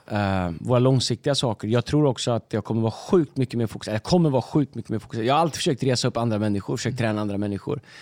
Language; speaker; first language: Swedish; native; Swedish